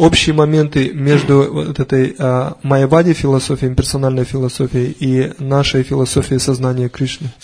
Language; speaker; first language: Russian; native; Russian